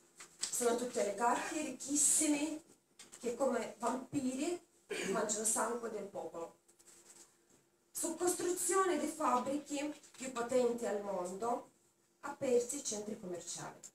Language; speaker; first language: Italian; non-native, learner; Russian